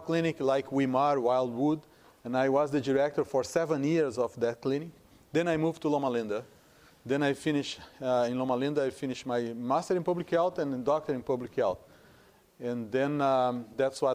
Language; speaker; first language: English; non-native, fluent; Portuguese